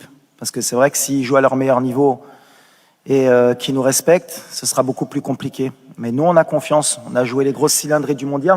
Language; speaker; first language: French; native; French